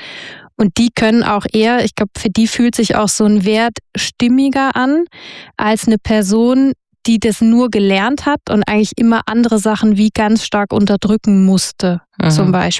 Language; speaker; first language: German; native; German